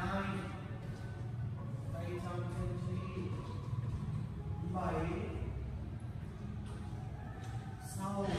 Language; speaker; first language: Vietnamese; non-native, learner; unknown